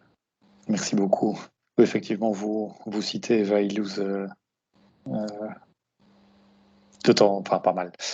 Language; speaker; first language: French; native; French